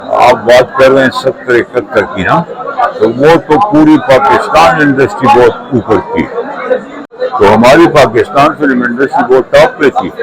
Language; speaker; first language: Urdu; non-native, local second language; Pashto